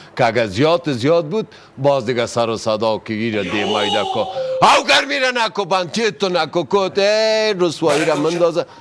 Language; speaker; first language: Persian; native; Persian